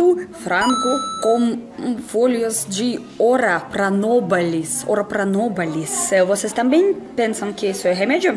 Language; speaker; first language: Portuguese; non-native, fluent; Russian